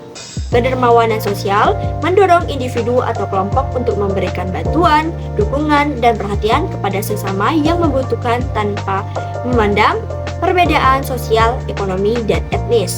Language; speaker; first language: Indonesian; native; Indonesian